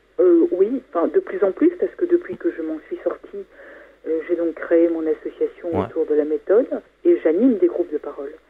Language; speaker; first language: French; native; French